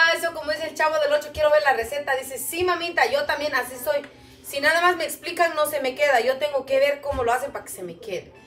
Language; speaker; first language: Spanish; non-native, local second language; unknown